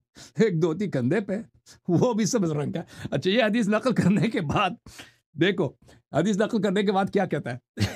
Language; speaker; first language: Urdu; non-native, fluent; Persian